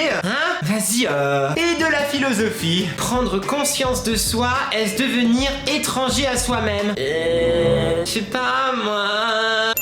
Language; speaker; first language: French; native; French